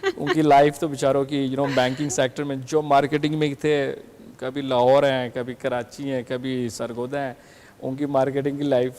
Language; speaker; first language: Urdu; early bilingual, heritage; Urdu